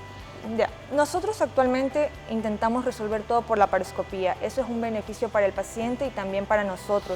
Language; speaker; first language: Spanish; native; Spanish